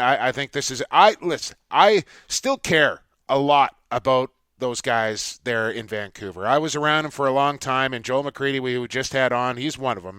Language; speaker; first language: English; native; English